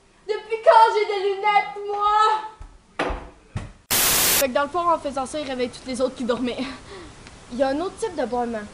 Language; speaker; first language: French; native; French